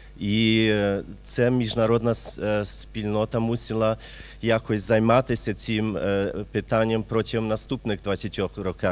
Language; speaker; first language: Ukrainian; early bilingual, heritage; Ukrainian